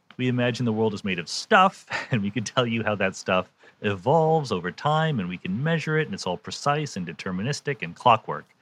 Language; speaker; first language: English; native; English